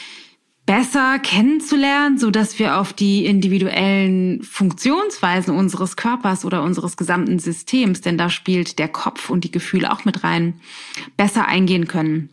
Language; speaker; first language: German; native; German